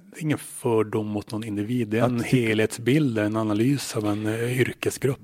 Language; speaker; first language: Swedish; native; Swedish